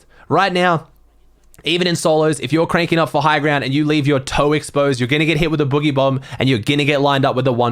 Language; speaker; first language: English; native; English